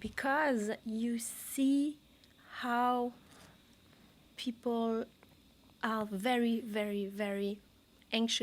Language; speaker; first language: English; non-native, learner; French